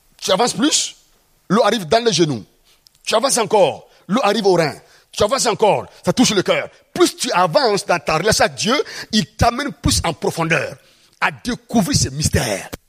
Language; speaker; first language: French; non-native, local second language; Mossi